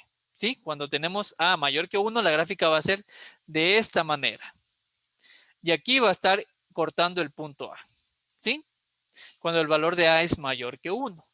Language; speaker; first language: Spanish; native; Spanish